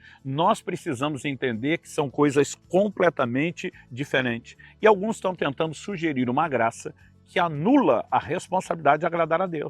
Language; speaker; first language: Portuguese; native; Portuguese